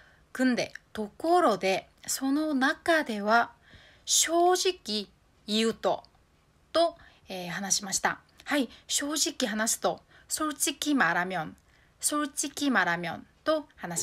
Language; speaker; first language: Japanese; non-native, fluent; Korean